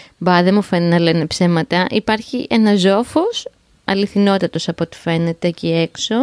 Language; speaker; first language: Greek; native; Greek